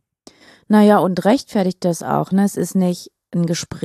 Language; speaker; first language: German; native; German